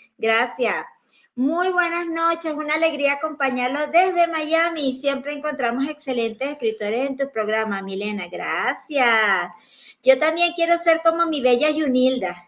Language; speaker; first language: Spanish; native; Spanish